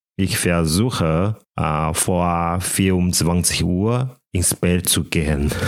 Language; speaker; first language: German; non-native, learner; Chinese